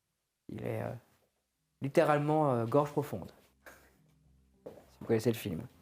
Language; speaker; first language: French; native; French